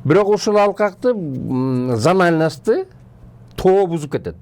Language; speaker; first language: Russian; non-native, local second language; Kyrgyz